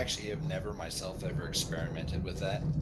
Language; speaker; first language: English; native; English